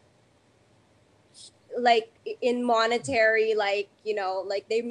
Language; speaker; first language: English; non-native, local second language; Filipino